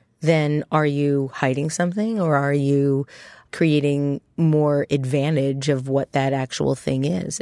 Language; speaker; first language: English; native; English